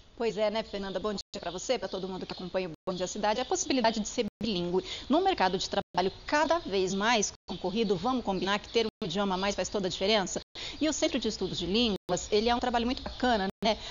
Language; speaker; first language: Portuguese; native; Portuguese